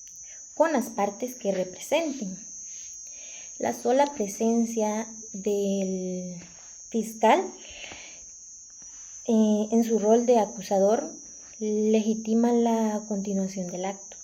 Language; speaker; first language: Spanish; native; Spanish